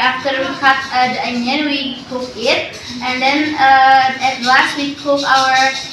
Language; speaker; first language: English; non-native, learner; Indonesian